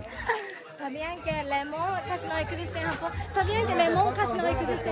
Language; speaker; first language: Spanish; non-native, learner; Japanese